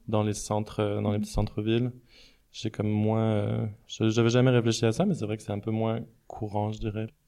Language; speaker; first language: French; native; French